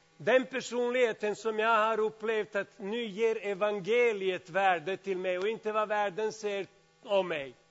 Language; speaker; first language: Swedish; non-native, fluent; Serbian